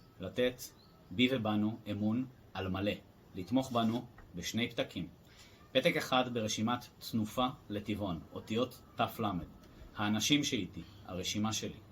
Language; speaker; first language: Hebrew; native; Hebrew